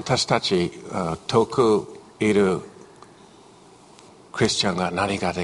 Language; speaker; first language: Japanese; non-native, fluent; English